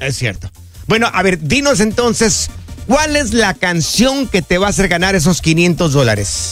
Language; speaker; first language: Spanish; native; Spanish